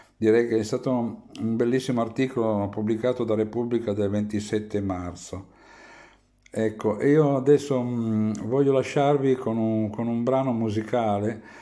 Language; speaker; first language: Italian; native; Italian